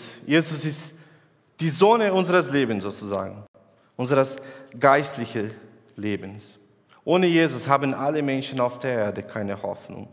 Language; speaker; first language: German; non-native, fluent; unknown